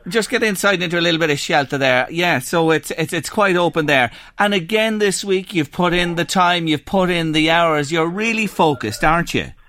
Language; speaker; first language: English; native; English